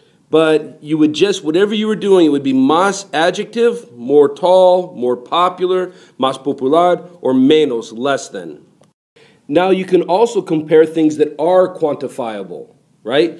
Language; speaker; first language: English; native; English